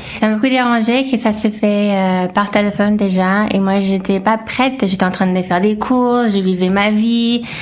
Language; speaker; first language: French; non-native, fluent; English